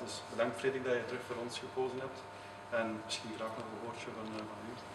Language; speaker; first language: Dutch; native; Dutch